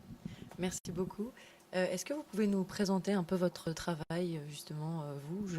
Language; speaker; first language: French; native; French